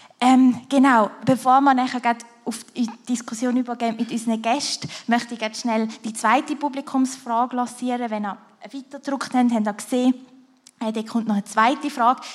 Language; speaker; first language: German; native; German